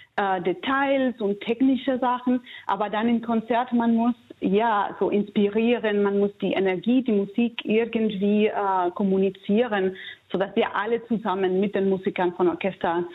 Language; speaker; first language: German; non-native, fluent; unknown